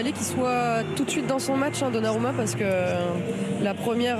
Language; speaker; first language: French; native; French